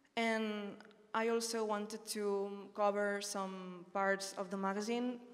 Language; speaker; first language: English; non-native, fluent; Spanish